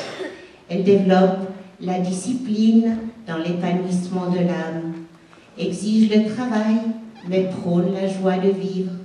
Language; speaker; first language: French; native; French